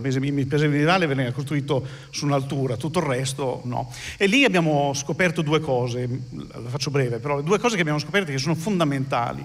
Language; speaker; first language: Italian; native; Italian